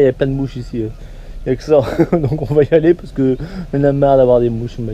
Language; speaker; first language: French; native; French